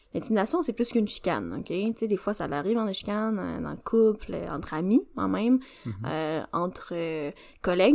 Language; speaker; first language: French; native; French